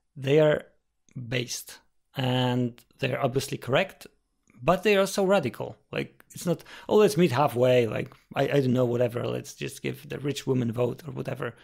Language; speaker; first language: English; non-native, fluent; Polish